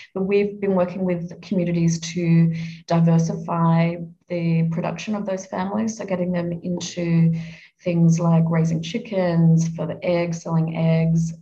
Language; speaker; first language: English; native; English